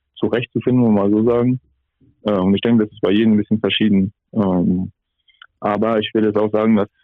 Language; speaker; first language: German; non-native, local second language; French